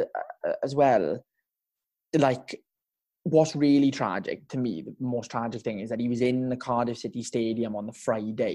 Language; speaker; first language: English; native; English